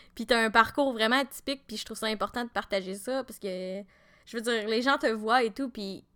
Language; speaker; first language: French; native; French